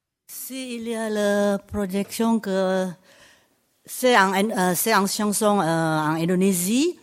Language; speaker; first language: French; non-native, fluent; Indonesian